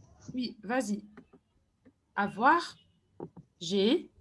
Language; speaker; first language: French; non-native, fluent; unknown